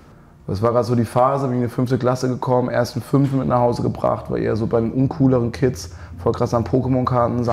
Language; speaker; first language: German; native; German